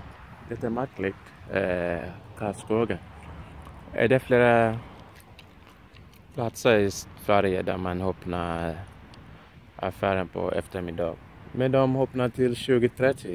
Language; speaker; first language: Swedish; non-native, fluent; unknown